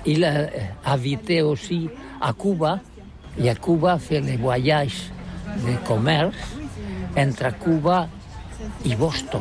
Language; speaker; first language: French; non-native, learner; Catalan